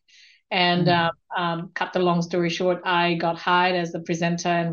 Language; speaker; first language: English; non-native, local second language; Korean